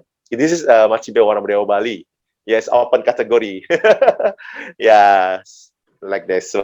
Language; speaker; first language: English; non-native, learner; Indonesian